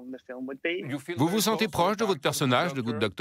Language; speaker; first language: French; native; French